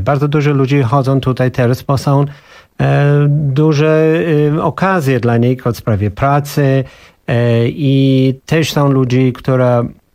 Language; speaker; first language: Polish; non-native, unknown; English